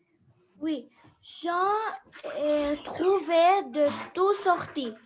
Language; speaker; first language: French; non-native, learner; Arabic